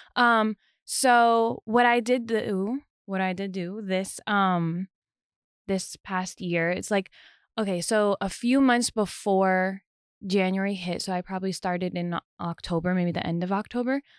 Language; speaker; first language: English; native; English